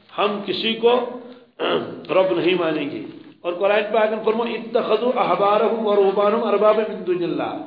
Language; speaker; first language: Urdu; native; Urdu